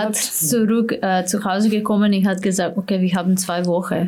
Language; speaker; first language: German; non-native, learner; Slovenian